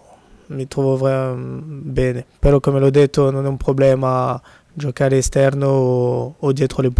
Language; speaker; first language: Italian; non-native, fluent; French